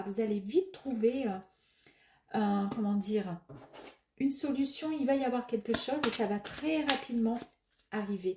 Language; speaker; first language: French; native; French